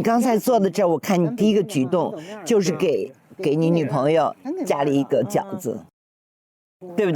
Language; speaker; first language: Chinese; native; Chinese